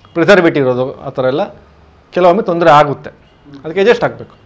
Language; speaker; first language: Kannada; native; Kannada